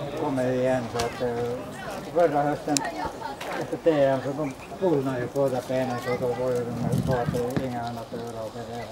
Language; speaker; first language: Swedish; native; Swedish